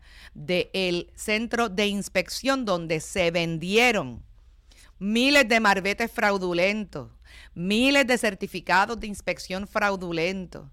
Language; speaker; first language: Spanish; native; Spanish